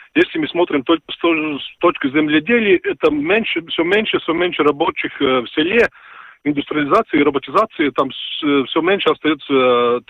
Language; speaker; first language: Russian; non-native, fluent; Latvian